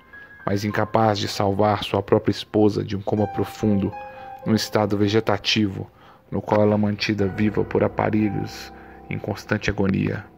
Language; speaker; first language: Portuguese; native; Portuguese